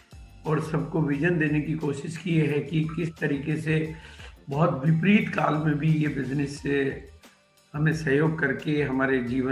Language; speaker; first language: Hindi; native; Hindi